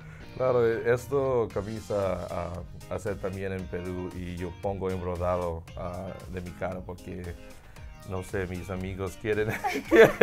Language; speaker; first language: Spanish; non-native, learner; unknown